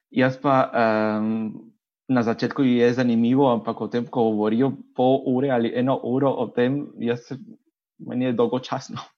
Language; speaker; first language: Slovenian; non-native, fluent; Spanish